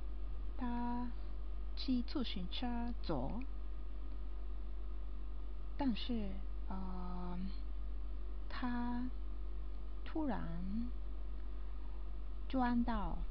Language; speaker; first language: Chinese; non-native, learner; Japanese